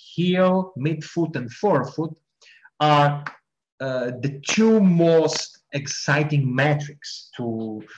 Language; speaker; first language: English; non-native, fluent; Italian